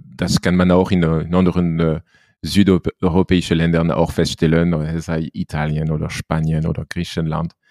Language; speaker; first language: German; non-native, fluent; French